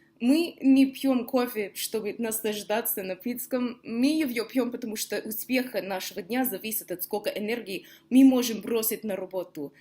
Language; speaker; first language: Russian; non-native, fluent; English